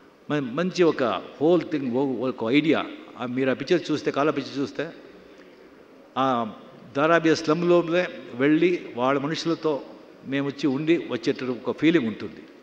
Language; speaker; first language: Telugu; non-native, local second language; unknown